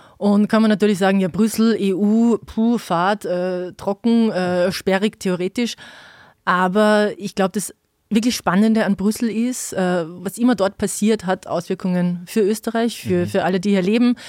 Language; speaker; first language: German; native; German